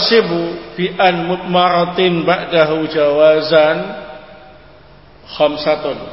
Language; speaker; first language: Arabic; non-native, learner; Indonesian